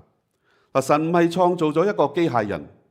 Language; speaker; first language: Chinese; native; Chinese